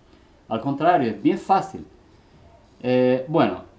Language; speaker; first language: Spanish; early bilingual, heritage; Spanish